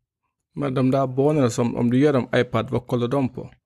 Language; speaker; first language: Swedish; non-native, fluent; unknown